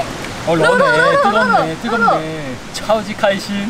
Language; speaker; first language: Chinese; non-native, learner; Korean